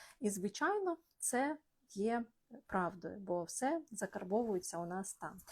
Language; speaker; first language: Ukrainian; non-native, local second language; Russian